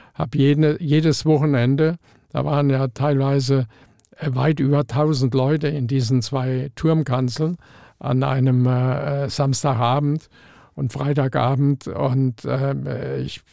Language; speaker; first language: German; native; German